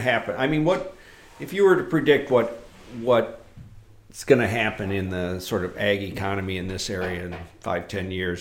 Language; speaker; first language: English; native; English